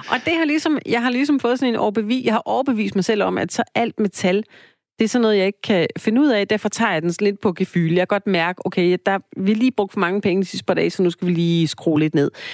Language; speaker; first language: Danish; native; Danish